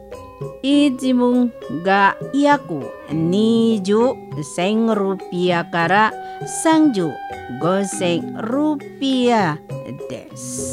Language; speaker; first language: Japanese; non-native, fluent; Indonesian